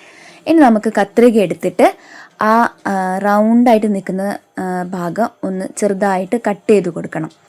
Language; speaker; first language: Malayalam; native; Malayalam